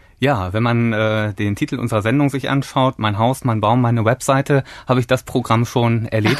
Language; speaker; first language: German; native; German